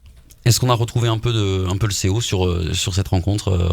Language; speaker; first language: French; native; French